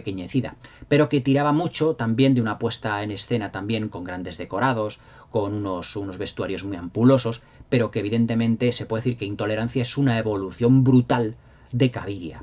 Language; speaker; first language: Spanish; native; Spanish